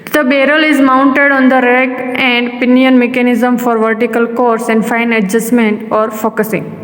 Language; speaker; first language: English; non-native, local second language; Gujarati